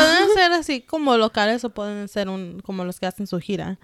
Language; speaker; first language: Spanish; early bilingual, heritage; Spanish